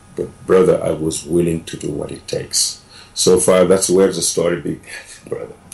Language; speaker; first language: English; non-native, fluent; Wolof